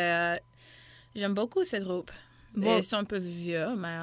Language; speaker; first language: French; non-native, local second language; English